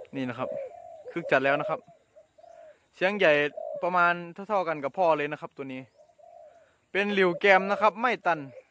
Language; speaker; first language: Thai; non-native, local second language; Northeastern Thai